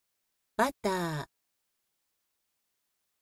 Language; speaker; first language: Japanese; non-native, learner; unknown